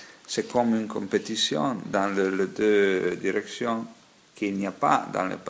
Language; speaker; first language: French; non-native, fluent; Italian